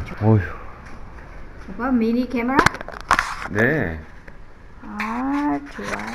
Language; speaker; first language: Korean; non-native, learner; Vietnamese